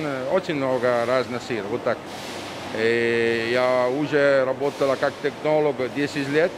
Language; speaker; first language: Russian; non-native, learner; Italian